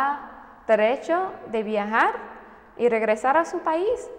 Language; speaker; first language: Spanish; non-native, fluent; English